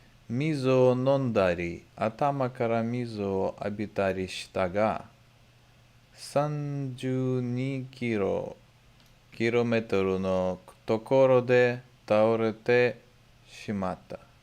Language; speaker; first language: Japanese; non-native, learner; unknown